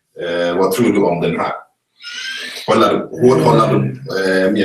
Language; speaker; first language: Swedish; non-native, fluent; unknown